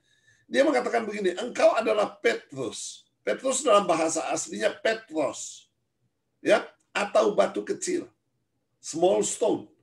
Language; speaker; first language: Indonesian; native; Indonesian